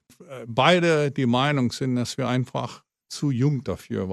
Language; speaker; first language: German; non-native, fluent; English